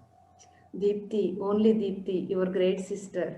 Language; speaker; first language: Hindi; native; Hindi